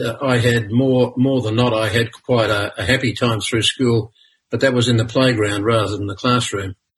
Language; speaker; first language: English; native; English